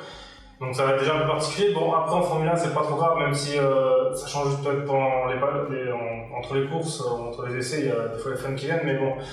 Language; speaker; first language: French; native; French